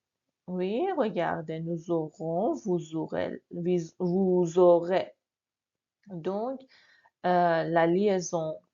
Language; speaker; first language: French; non-native, fluent; Persian